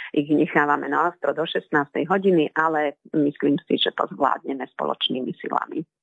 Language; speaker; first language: Slovak; native; Slovak